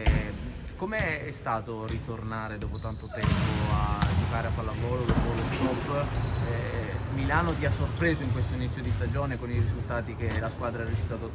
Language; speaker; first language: Italian; native; Italian